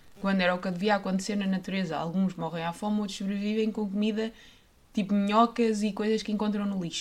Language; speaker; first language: Portuguese; native; Portuguese